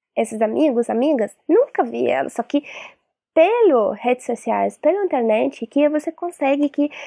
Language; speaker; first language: Portuguese; non-native, fluent; Arabic